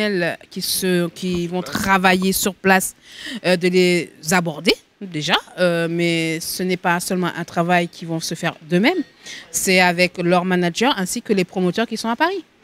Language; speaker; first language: French; non-native, local second language; Haitian Creole